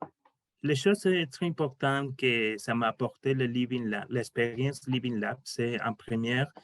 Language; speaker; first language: French; non-native, learner; Spanish